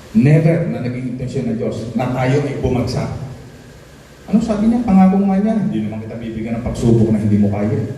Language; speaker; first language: Filipino; native; Filipino